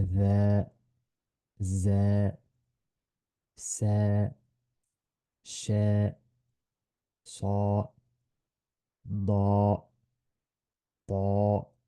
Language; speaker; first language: Arabic; non-native, fluent; Estonian